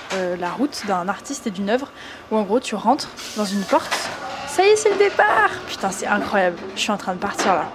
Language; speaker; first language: French; native; French